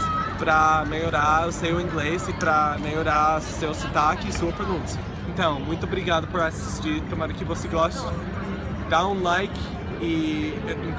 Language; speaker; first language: Portuguese; non-native, fluent; English